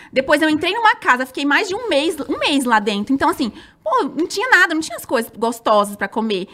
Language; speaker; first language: Portuguese; native; Portuguese